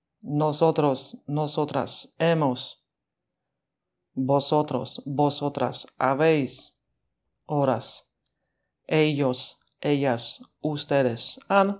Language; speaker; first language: Spanish; non-native, fluent; Polish